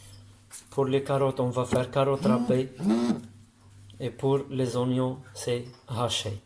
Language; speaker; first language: French; non-native, learner; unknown